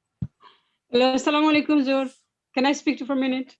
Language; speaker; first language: English; non-native, fluent; Bangla